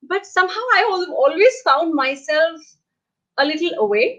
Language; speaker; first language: English; non-native, local second language; Hindi